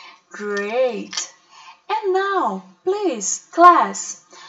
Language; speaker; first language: English; non-native, fluent; Portuguese